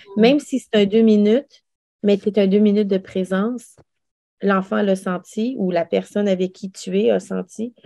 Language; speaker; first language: French; early bilingual, other home language; Lao